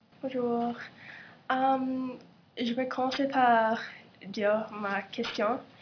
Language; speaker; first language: French; non-native, local second language; English